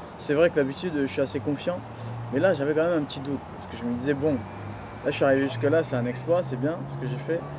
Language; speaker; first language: French; early bilingual, other home language; Duala